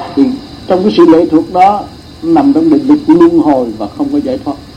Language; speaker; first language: Vietnamese; native; Vietnamese